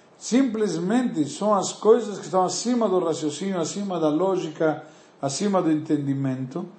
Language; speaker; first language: Portuguese; non-native, fluent; Spanish